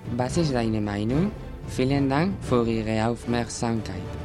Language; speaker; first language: German; non-native, learner; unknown